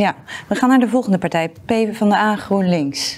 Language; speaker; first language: Dutch; native; Dutch